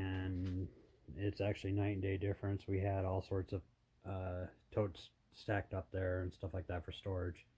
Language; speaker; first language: English; native; English